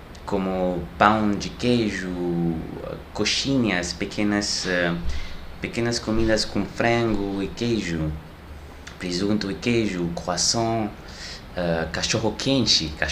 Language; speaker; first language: Portuguese; non-native, learner; French